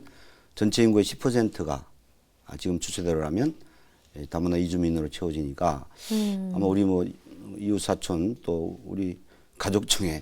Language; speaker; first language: Korean; native; Korean